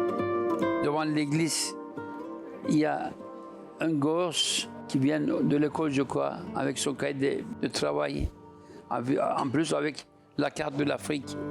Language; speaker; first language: French; non-native, fluent; Turkish